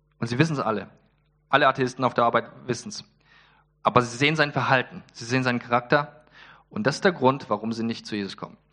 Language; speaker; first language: German; early bilingual, other home language; Polish